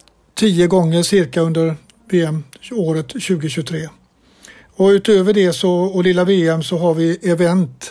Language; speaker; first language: Swedish; native; Swedish